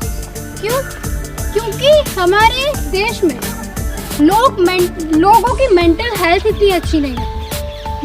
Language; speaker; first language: Hindi; non-native, local second language; Gujarati